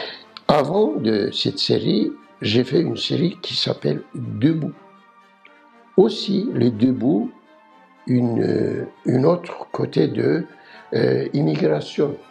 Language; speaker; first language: French; non-native, learner; Turkish